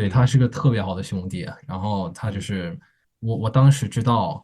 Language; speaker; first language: Chinese; non-native, fluent; English